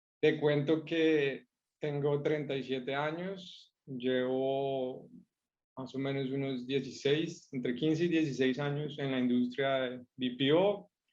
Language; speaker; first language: Spanish; native; Spanish